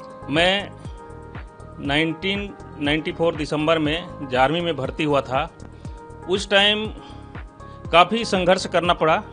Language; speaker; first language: Hindi; non-native, local second language; Chhattisgarhi